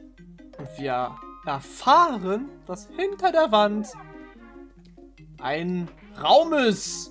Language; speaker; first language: German; native; German